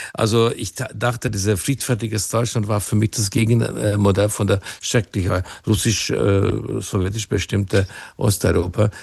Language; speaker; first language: German; non-native, fluent; Hungarian